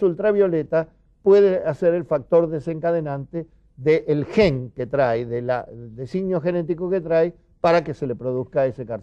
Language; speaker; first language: Spanish; native; Spanish